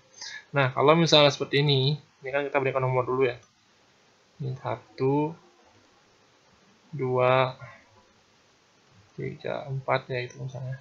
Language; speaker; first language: Indonesian; native; Indonesian